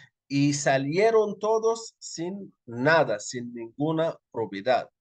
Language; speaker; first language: Spanish; non-native, fluent; Arabic